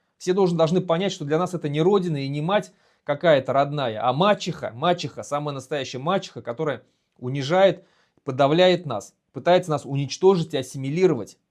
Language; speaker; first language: Russian; non-native, local second language; Bashkir